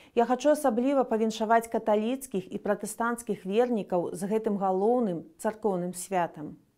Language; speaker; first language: Belarusian; non-native, local second language; Russian